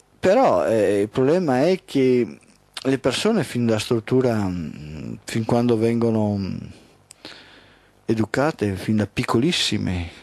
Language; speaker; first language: Italian; native; Italian